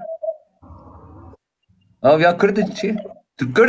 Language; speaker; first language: Turkish; native; Turkish